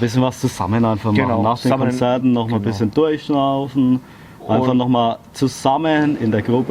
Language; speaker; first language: German; native; German